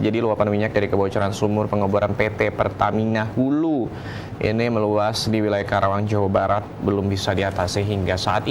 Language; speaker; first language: Indonesian; native; Indonesian